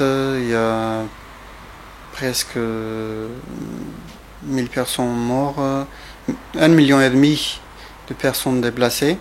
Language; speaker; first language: French; non-native, fluent; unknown